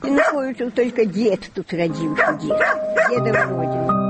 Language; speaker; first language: Russian; non-native, local second language; Belarusian